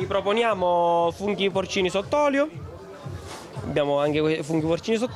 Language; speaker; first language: Italian; native; Italian